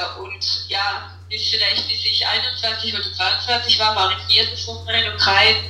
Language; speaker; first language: German; non-native, fluent; Russian